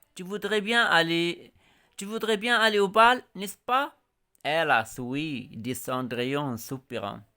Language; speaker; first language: French; non-native, local second language; Arabic